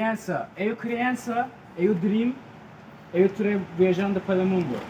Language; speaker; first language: Portuguese; non-native, learner; Turkish